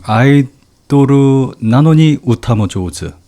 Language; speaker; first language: Japanese; non-native, fluent; Korean